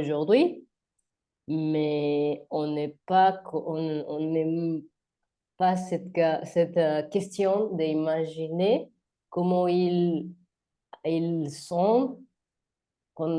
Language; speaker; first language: French; non-native, learner; Spanish